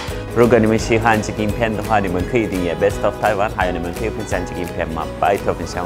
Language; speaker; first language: Chinese; non-native, fluent; Turkish